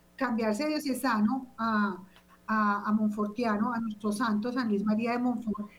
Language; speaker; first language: Spanish; native; Spanish